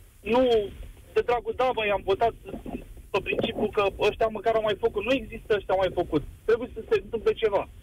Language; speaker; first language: Romanian; native; Romanian